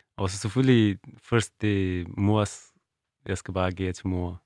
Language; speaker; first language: Danish; non-native, learner; Persian